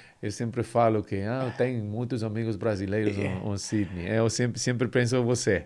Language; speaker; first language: Portuguese; non-native, learner; English